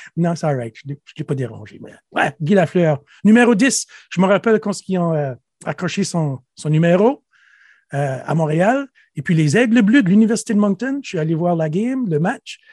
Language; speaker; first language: French; native; French